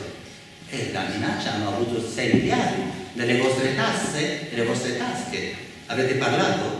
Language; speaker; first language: Italian; non-native, fluent; Arabic